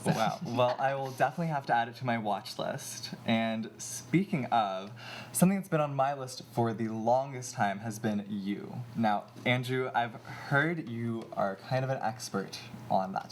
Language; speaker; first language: English; native; English